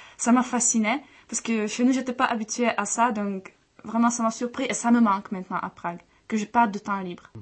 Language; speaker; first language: French; non-native, fluent; Czech